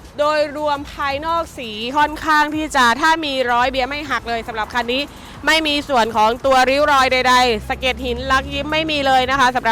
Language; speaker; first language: Thai; native; Thai